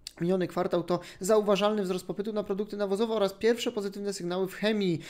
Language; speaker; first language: Polish; native; Polish